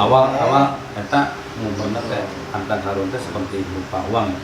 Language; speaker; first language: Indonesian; non-native, local second language; Sundanese